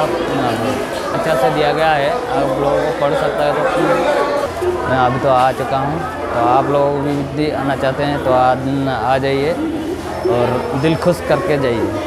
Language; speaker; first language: Hindi; non-native, local second language; Odia